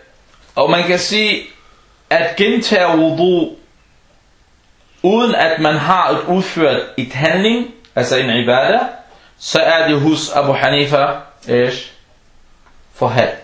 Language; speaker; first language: Danish; non-native, fluent; Arabic